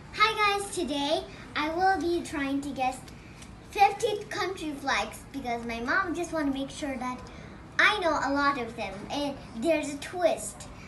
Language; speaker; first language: English; non-native, local second language; Mizo